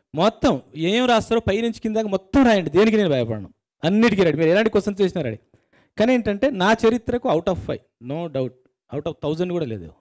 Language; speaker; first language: Telugu; native; Telugu